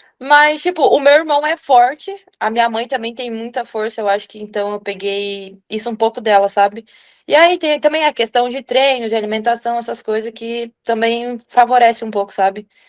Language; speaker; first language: Portuguese; native; Portuguese